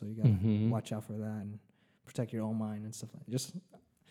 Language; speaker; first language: English; early bilingual, other home language; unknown